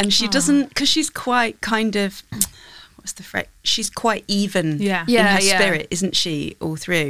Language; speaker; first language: English; native; English